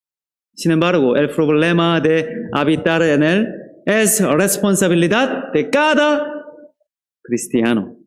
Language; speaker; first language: Spanish; non-native, fluent; Korean